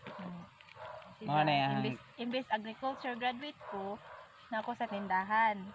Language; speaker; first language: Filipino; non-native, local second language; Cebuano